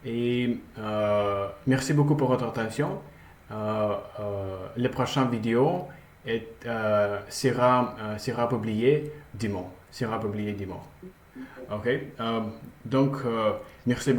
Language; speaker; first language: French; non-native, learner; Russian